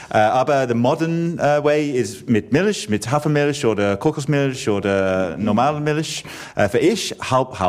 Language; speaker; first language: German; non-native, learner; English